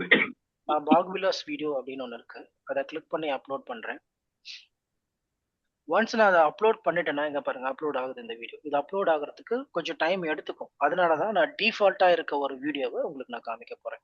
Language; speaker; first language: Tamil; native; Tamil